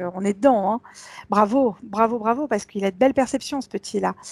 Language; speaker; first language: French; native; French